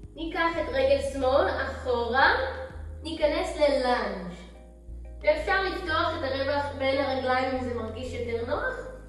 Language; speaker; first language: Hebrew; early bilingual, heritage; English